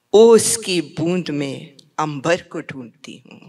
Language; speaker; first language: Hindi; native; Hindi